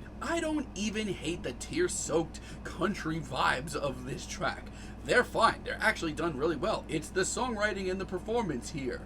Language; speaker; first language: English; native; English